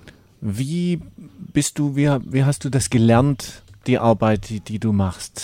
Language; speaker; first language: German; native; German